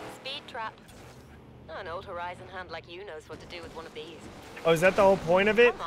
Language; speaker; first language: English; native; English